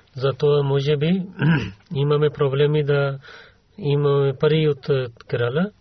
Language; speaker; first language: Bulgarian; non-native, learner; Urdu